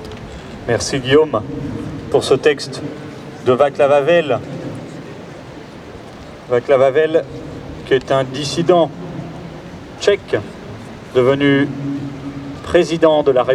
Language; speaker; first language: French; native; French